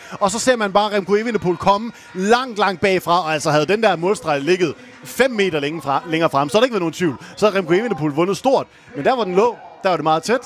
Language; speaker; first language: Danish; native; Danish